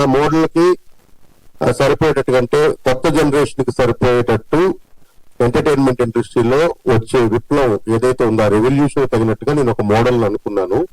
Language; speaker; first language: Telugu; native; Telugu